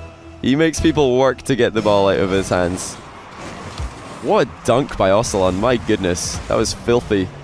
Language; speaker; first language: English; native; English